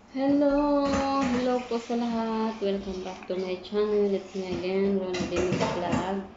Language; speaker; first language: Filipino; non-native, local second language; Hiligaynon